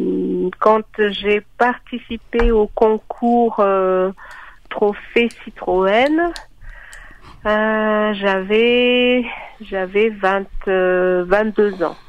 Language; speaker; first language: French; non-native, local second language; Malagasy